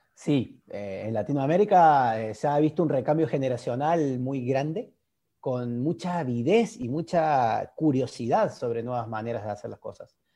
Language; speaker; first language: Spanish; native; Spanish